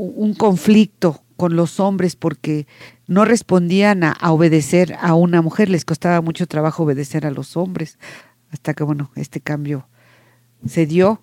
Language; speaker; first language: Spanish; native; Spanish